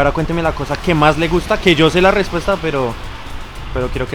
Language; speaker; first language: Spanish; native; Spanish